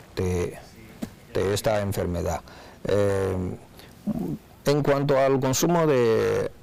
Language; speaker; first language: Spanish; non-native, fluent; Chinese